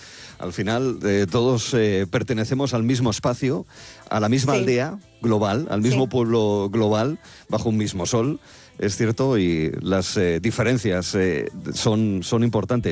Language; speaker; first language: Spanish; native; Spanish